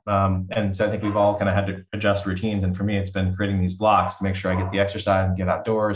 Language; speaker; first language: English; native; English